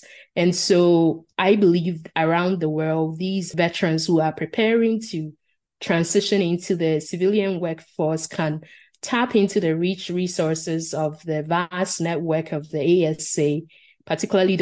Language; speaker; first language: English; non-native, local second language; Akan